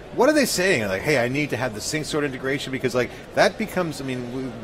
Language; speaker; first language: English; native; English